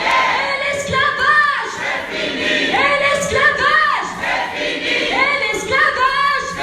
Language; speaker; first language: French; native; French